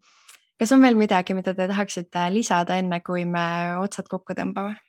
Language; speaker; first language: Estonian; native; Estonian